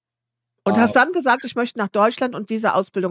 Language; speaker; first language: German; native; German